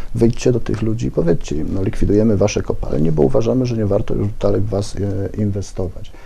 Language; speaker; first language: Polish; native; Polish